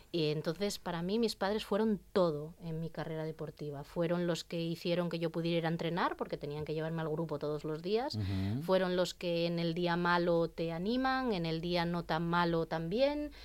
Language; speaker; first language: Spanish; native; Spanish